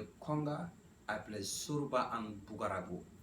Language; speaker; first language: English; non-native, learner; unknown